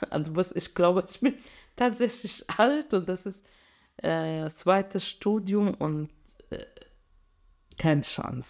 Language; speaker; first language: German; non-native, fluent; Arabic